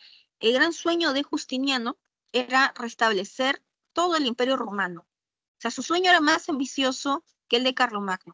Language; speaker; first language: Spanish; native; Spanish